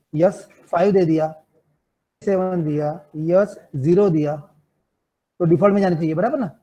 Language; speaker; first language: Hindi; non-native, local second language; Gujarati